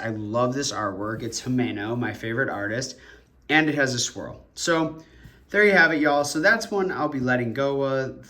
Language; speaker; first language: English; native; English